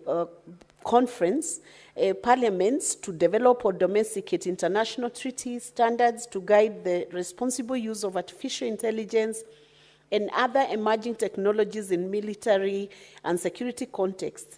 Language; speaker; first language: English; non-native, local second language; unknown